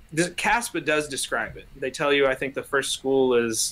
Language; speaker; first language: English; native; English